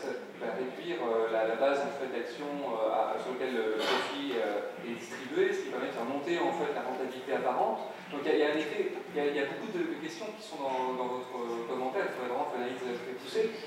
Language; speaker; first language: French; native; French